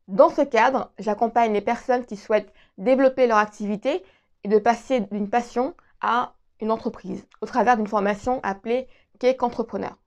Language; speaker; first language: French; native; French